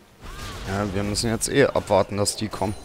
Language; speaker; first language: German; native; German